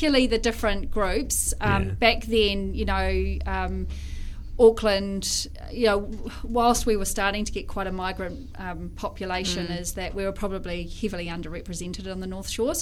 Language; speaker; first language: English; native; English